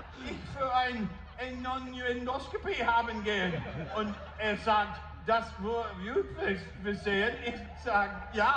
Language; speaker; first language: German; non-native, learner; English